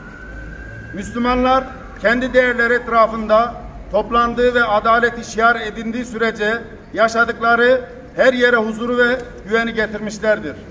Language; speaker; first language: Turkish; native; Turkish